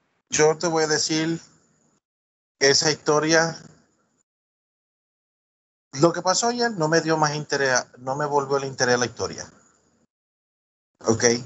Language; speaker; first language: Spanish; early bilingual, heritage; Spanish